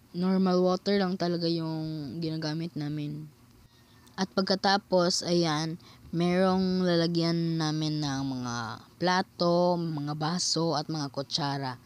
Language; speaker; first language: Filipino; non-native, local second language; Cebuano